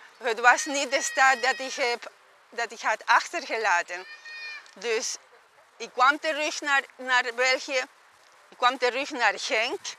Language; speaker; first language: Dutch; non-native, fluent; Spanish